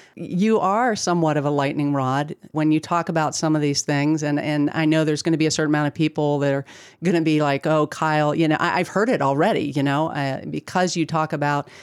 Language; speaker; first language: English; native; English